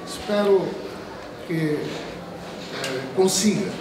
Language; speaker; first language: Spanish; non-native, fluent; Portuguese